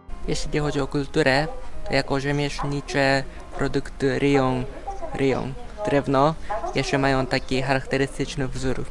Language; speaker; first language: Polish; non-native, fluent; Japanese